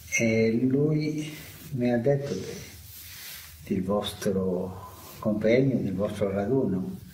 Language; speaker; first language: Italian; early bilingual, heritage; Spanish